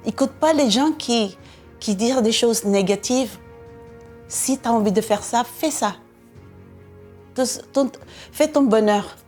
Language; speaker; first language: French; non-native, fluent; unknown